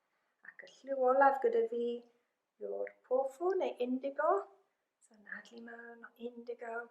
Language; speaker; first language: Welsh; non-native, local second language; English